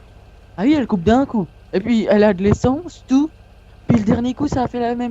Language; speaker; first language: French; native; French